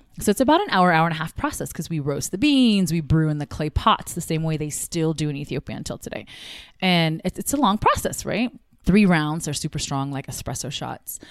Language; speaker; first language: English; early bilingual, other home language; Tigrinya